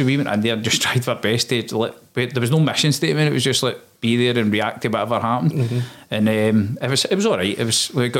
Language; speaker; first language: English; native; English